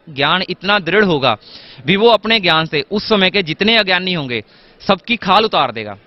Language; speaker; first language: Hindi; native; Hindi